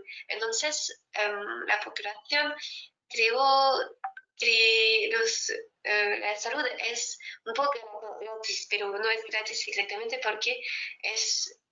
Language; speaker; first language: Spanish; non-native, fluent; French